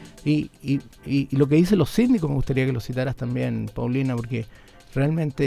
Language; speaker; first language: Spanish; native; Spanish